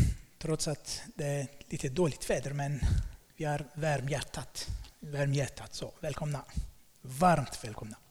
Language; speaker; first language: Swedish; non-native, fluent; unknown